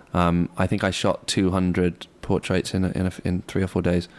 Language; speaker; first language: English; native; English